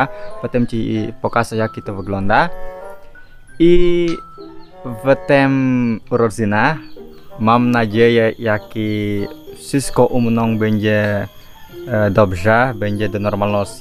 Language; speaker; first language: Polish; non-native, learner; Indonesian